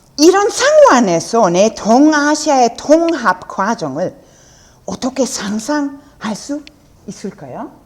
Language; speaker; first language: Korean; non-native, learner; German